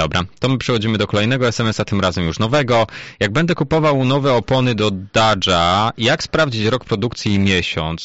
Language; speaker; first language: Polish; native; Polish